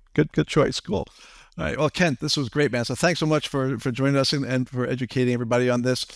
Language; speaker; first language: English; native; English